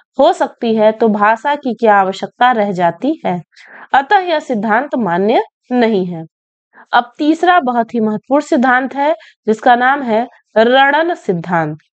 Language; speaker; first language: Hindi; native; Hindi